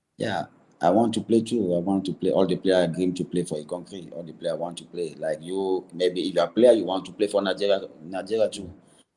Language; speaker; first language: English; non-native, learner; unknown